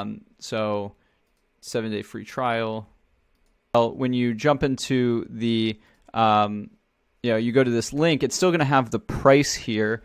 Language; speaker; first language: English; native; English